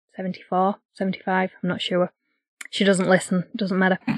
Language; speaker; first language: English; native; English